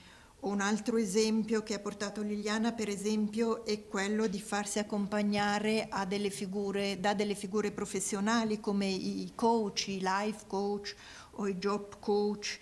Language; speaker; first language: Italian; native; Italian